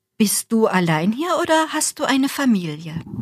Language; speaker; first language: German; native; German